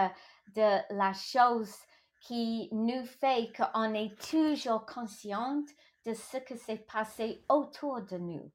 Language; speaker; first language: French; non-native, local second language; English